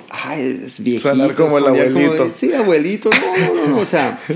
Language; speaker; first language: Spanish; non-native, fluent; English